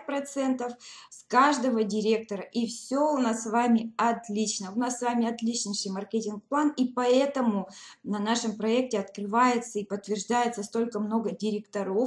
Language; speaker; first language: Russian; native; Russian